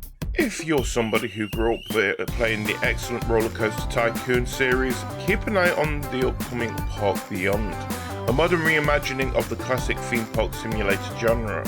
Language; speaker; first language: English; native; English